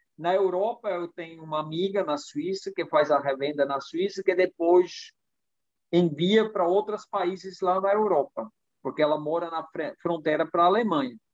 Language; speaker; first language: Portuguese; non-native, fluent; German